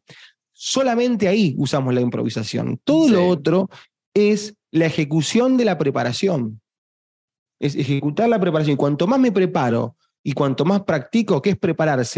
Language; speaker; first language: Spanish; native; Spanish